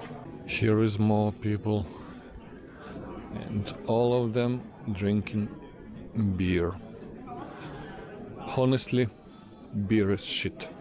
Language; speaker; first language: English; non-native, fluent; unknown